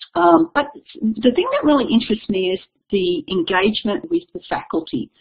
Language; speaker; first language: English; native; English